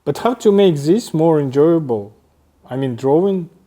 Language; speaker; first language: English; non-native, fluent; Russian